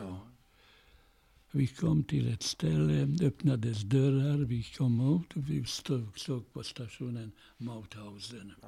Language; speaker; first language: Swedish; non-native, fluent; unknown